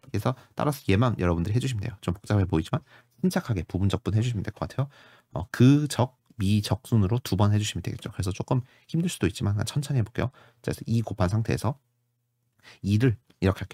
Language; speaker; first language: Korean; native; Korean